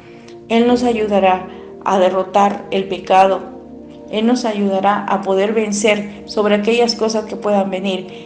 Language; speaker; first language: Spanish; native; Spanish